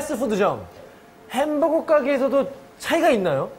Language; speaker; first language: Korean; native; Korean